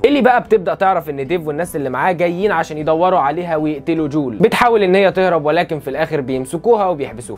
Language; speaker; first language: Arabic; native; Arabic